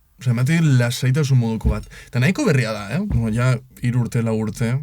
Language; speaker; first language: Basque; native; Basque